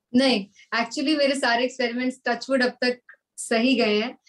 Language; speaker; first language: Hindi; non-native, local second language; Punjabi